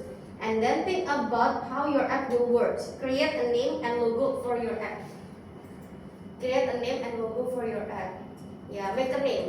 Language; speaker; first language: English; non-native, fluent; Indonesian